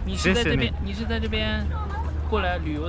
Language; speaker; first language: Chinese; native; Chinese